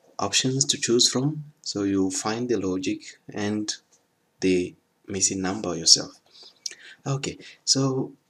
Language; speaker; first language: English; non-native, fluent; French